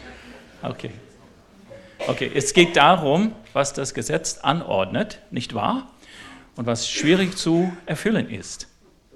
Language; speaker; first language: German; non-native, fluent; English